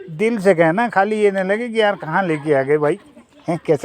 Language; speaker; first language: Hindi; native; Hindi